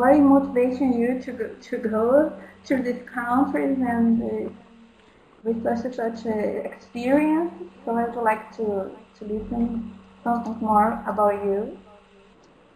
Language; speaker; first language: English; non-native, fluent; Portuguese